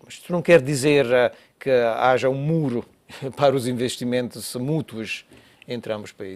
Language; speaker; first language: Portuguese; non-native, fluent; Italian